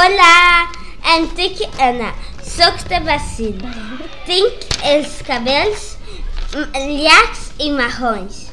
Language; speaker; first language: Catalan; non-native, learner; Portuguese